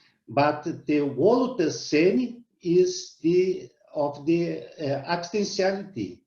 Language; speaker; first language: English; non-native, learner; Portuguese